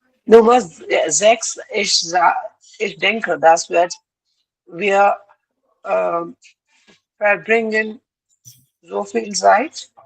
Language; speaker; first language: German; non-native, learner; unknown